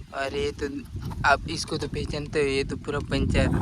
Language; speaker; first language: Hindi; non-native, local second language; Marathi